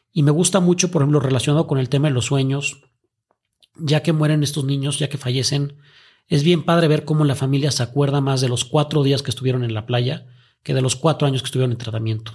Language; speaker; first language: Spanish; native; Spanish